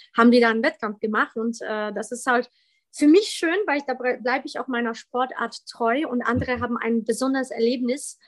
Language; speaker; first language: German; early bilingual, other home language; Polish